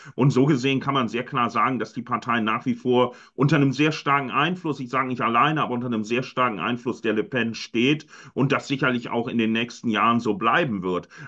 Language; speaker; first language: German; native; German